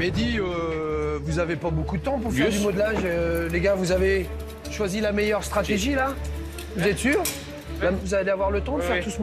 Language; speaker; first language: French; native; French